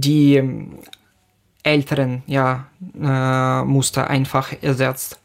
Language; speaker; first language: German; non-native, fluent; Ukrainian